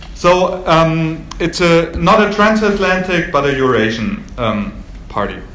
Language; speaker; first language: English; non-native, fluent; German